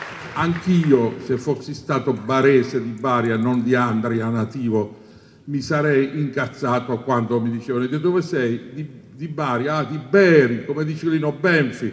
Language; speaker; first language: Italian; native; Italian